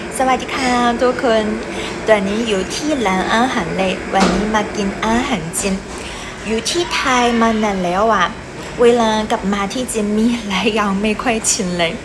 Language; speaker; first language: Thai; non-native, fluent; Chinese